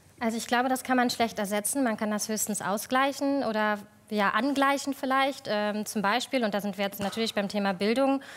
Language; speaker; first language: German; native; German